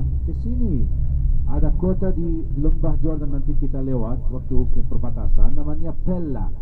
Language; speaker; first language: Indonesian; non-native, fluent; Arabic